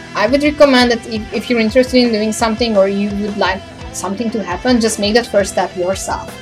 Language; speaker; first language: English; non-native, fluent; Hungarian